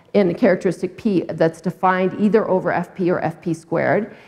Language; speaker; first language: English; native; English